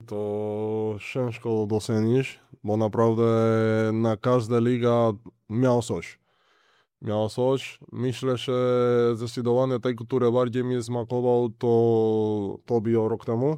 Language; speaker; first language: Polish; non-native, learner; Spanish